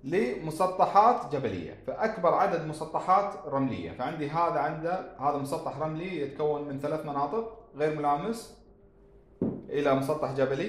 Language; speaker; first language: Arabic; native; Arabic